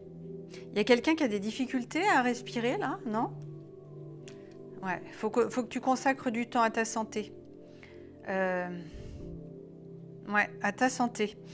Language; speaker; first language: French; native; French